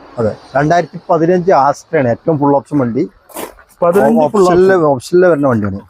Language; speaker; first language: Malayalam; native; Malayalam